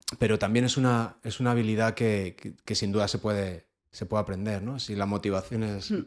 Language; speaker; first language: Spanish; native; Spanish